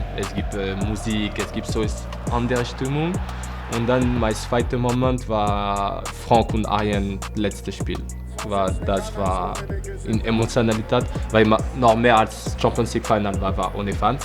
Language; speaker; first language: German; non-native, learner; French